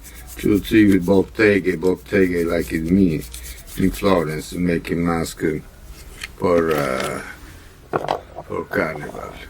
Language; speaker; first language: English; non-native, learner; Italian